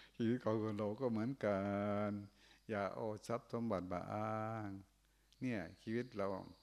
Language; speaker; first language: Thai; non-native, local second language; Northeastern Thai